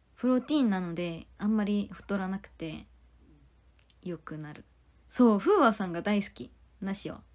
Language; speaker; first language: Japanese; non-native, fluent; Korean